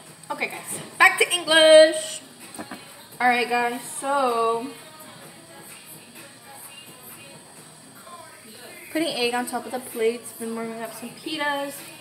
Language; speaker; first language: English; early bilingual, other home language; Spanish